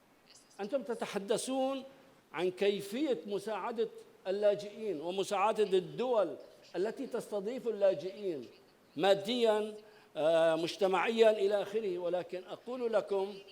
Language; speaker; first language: Arabic; native; Arabic